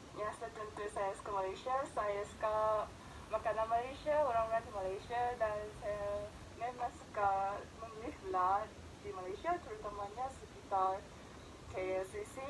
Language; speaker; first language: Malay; non-native, fluent; Japanese